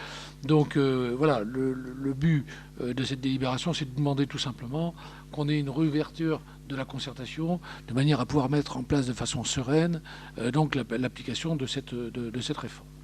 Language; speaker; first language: French; native; French